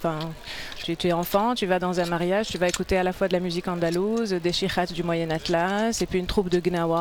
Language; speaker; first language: French; non-native, local second language; Arabic